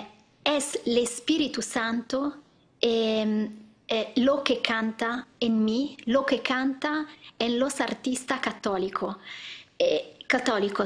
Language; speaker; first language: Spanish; non-native, learner; Italian